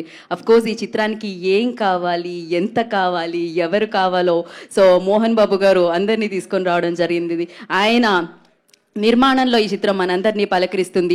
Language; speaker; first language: Telugu; native; Telugu